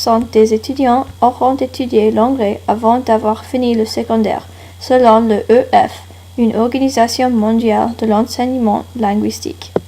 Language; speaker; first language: French; non-native, learner; English